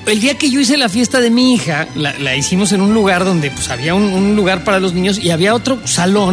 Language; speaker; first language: Spanish; native; Spanish